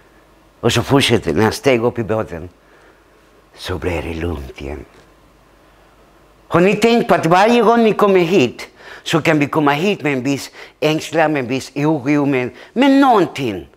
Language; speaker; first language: Swedish; early bilingual, other home language; Spanish